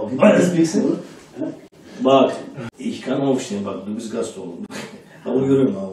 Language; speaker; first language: German; non-native, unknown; Turkish